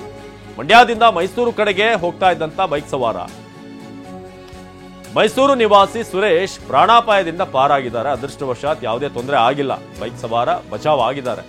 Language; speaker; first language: Kannada; native; Kannada